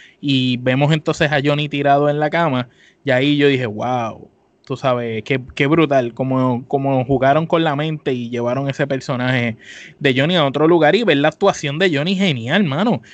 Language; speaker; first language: Spanish; native; Spanish